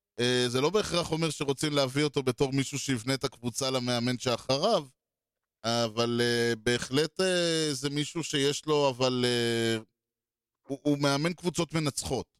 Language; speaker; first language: Hebrew; native; Hebrew